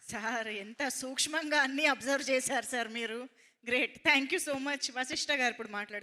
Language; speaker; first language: Telugu; native; Telugu